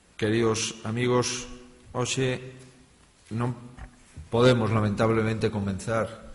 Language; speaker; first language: Spanish; native; Spanish